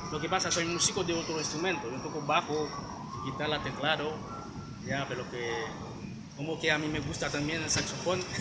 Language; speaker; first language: Spanish; non-native, learner; Haitian Creole